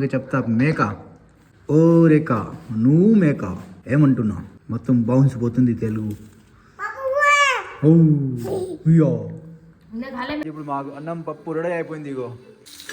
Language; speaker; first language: Telugu; non-native, learner; Hindi